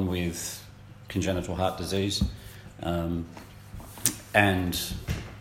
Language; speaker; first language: English; native; English